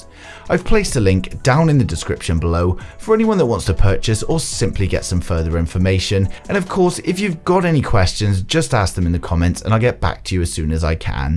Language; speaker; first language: English; native; English